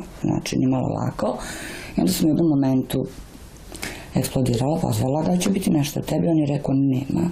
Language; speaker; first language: Bosnian; native; Bosnian